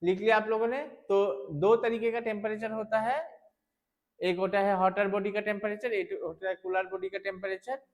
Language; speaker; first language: Hindi; non-native, local second language; Bangla